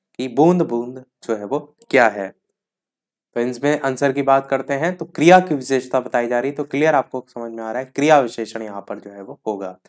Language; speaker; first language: Hindi; native; Hindi